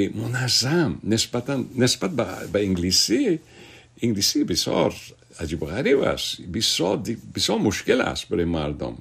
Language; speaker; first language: Persian; non-native, fluent; English